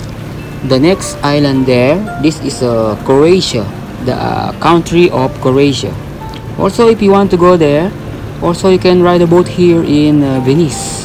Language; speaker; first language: English; non-native, local second language; Filipino